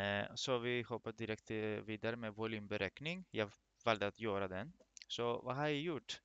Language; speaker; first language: Swedish; non-native, fluent; Greek